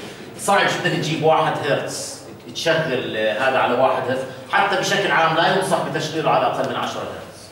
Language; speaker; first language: Arabic; native; Arabic